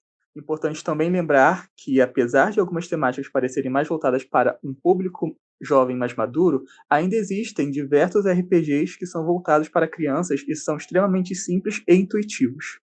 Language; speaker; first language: Portuguese; native; Portuguese